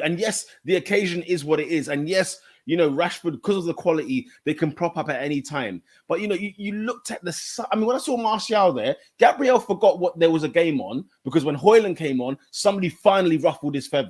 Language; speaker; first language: English; native; English